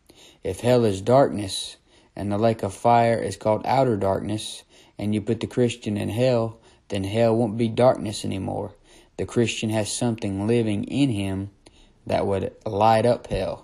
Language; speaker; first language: English; native; English